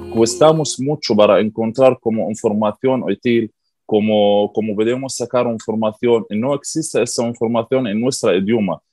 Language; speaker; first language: Spanish; non-native, learner; Arabic